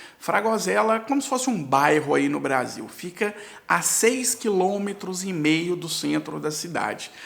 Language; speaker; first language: Portuguese; native; Portuguese